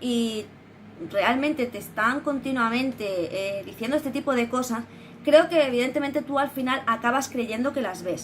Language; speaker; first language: Spanish; native; Spanish